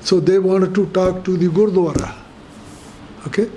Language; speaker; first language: English; non-native, fluent; Punjabi